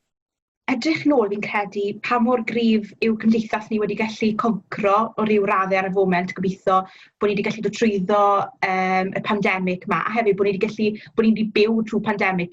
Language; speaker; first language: Welsh; native; Welsh